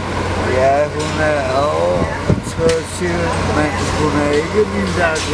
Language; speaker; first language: Danish; non-native, fluent; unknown